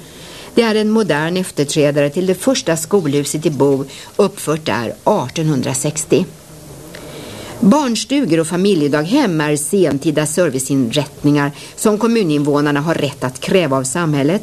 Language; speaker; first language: Swedish; native; Swedish